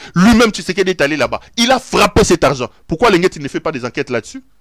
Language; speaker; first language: French; non-native, local second language; Lingala